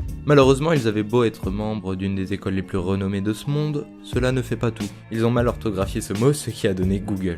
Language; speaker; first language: French; native; French